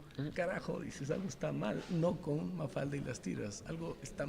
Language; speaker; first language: Spanish; native; Spanish